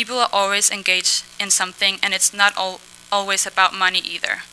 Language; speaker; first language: English; non-native, fluent; Danish